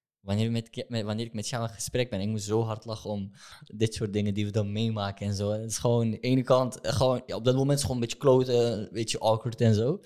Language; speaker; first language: Dutch; early bilingual, other home language; Turkish